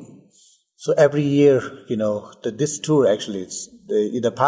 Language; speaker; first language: English; non-native, local second language; Tibetan